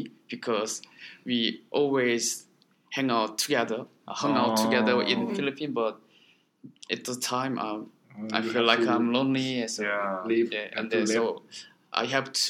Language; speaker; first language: English; non-native, learner; Korean